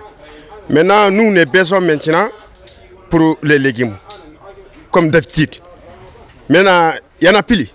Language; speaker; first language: French; non-native, learner; Arabic